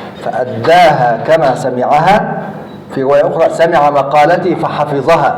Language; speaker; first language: Arabic; native; Arabic